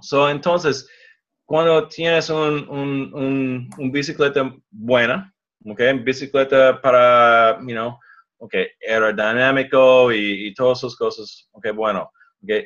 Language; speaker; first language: Spanish; non-native, learner; English